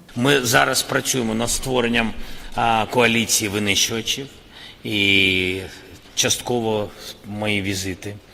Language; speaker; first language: Ukrainian; non-native, local second language; Russian